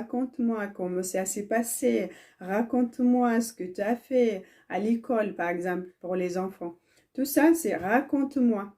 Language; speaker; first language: French; non-native, fluent; Tigrinya